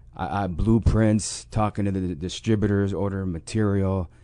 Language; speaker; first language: English; native; English